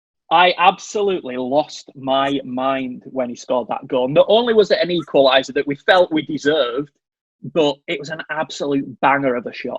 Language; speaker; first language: English; native; English